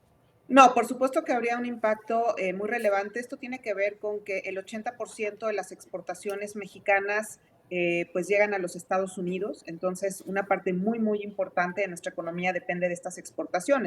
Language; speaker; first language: Spanish; native; Spanish